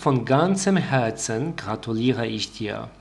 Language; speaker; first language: German; non-native, fluent; Polish